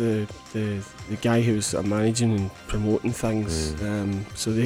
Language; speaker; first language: English; native; English